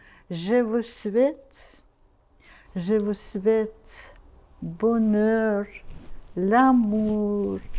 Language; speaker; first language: French; non-native, learner; Russian